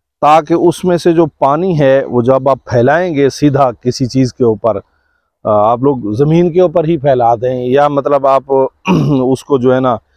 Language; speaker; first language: Urdu; non-native, local second language; Saraiki